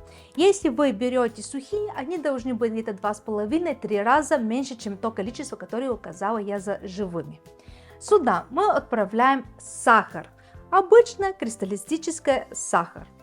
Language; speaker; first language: Russian; non-native, fluent; Bulgarian